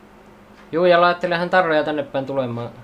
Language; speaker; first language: Finnish; native; Finnish